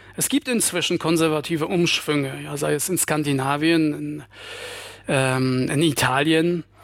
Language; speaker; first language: German; non-native, fluent; Polish